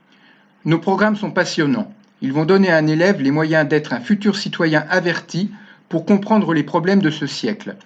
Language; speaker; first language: French; native; French